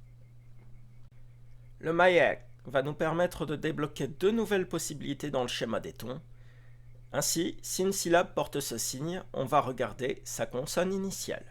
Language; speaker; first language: French; native; French